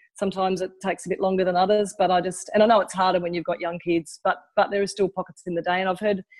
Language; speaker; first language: English; native; English